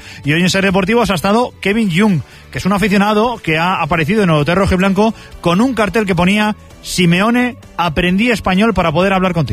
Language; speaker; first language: Spanish; native; Spanish